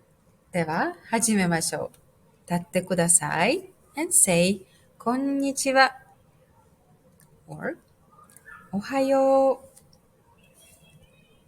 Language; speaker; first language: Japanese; non-native, fluent; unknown